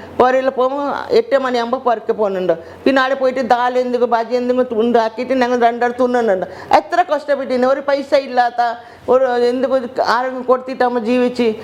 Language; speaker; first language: Malayalam; non-native, learner; Hindi